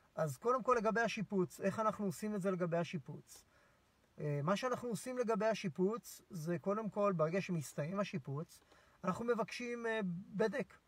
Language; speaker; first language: Hebrew; native; Hebrew